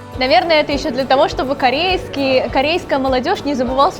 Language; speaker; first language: Russian; native; Russian